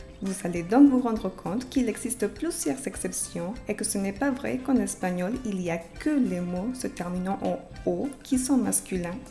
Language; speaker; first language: French; non-native, fluent; Spanish